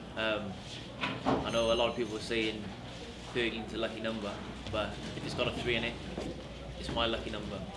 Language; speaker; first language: English; native; English